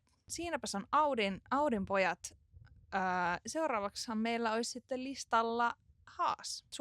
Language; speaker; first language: Finnish; native; Finnish